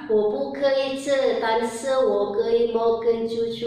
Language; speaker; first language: Chinese; non-native, learner; Indonesian